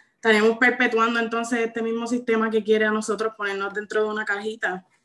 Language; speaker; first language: Spanish; native; Spanish